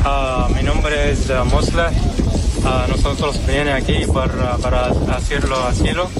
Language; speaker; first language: Spanish; non-native, learner; Arabic